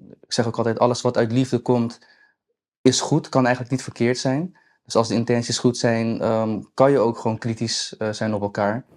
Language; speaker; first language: Dutch; native; Dutch